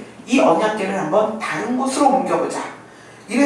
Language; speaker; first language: Korean; native; Korean